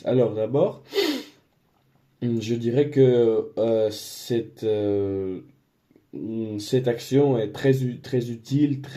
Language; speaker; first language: French; non-native, learner; Spanish